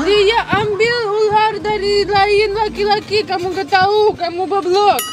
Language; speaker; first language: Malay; non-native, learner; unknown